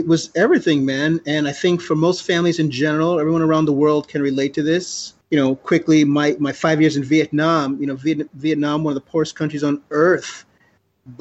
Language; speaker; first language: English; native; English